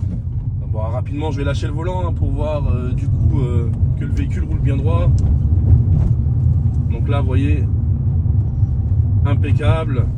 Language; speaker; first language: French; native; French